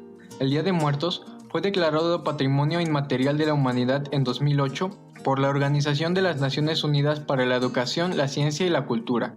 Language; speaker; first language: Spanish; native; Spanish